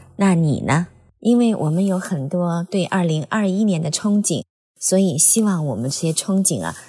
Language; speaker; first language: Chinese; native; Chinese